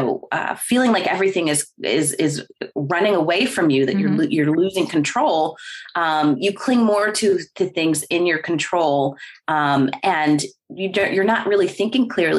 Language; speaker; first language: English; native; English